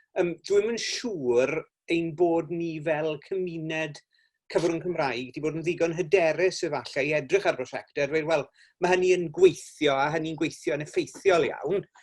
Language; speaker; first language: Welsh; native; Welsh